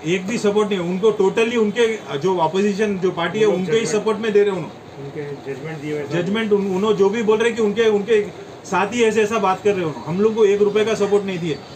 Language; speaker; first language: Hindi; non-native, local second language; Telugu